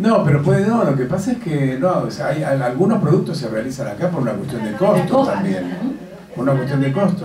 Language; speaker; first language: Spanish; native; Spanish